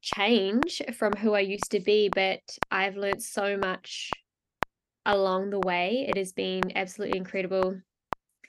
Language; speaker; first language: English; native; English